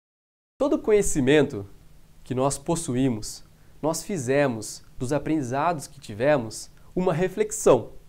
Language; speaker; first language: Portuguese; native; Portuguese